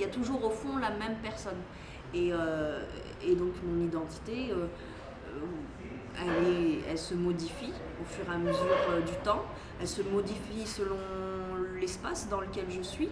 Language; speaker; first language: French; native; French